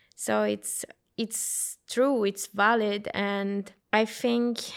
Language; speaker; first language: English; non-native, fluent; Italian